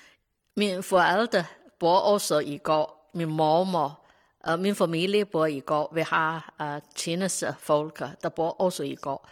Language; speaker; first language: Danish; non-native, learner; Chinese